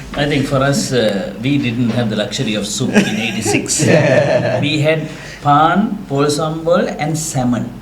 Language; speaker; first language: English; non-native, local second language; Sinhala